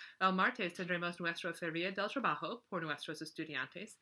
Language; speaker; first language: Spanish; non-native, learner; English